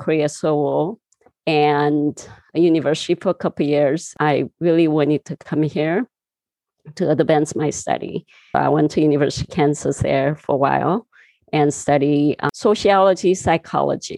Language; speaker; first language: English; non-native, fluent; Korean